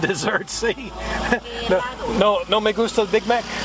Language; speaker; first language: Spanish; non-native, learner; English